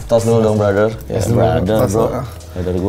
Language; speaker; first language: Indonesian; native; Indonesian